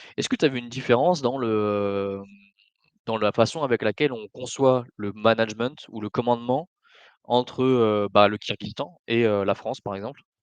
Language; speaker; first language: French; native; French